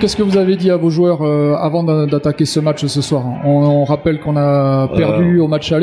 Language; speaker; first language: French; native; French